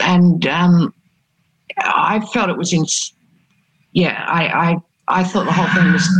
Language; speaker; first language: English; native; English